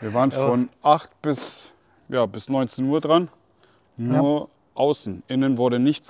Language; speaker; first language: German; native; German